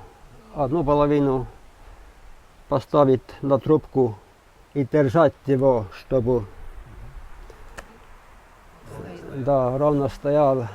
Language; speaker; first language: Russian; non-native, learner; Estonian